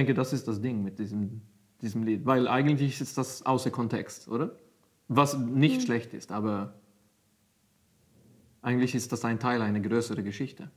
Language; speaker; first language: German; non-native, fluent; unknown